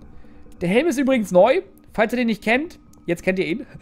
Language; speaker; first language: German; native; German